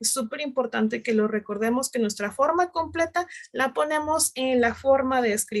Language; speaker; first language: Spanish; native; Spanish